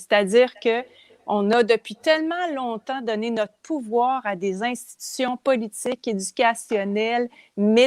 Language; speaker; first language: French; native; French